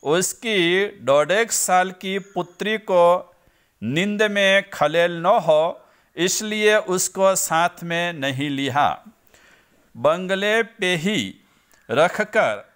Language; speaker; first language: Hindi; non-native, local second language; Gujarati